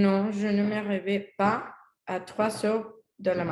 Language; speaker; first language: French; non-native, learner; Spanish